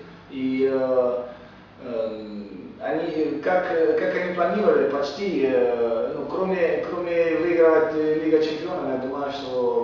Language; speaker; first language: Russian; non-native, fluent; Romanian